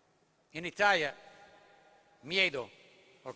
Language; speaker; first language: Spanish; non-native, learner; English